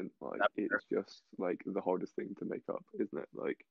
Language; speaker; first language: English; native; English